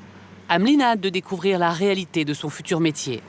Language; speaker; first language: French; native; French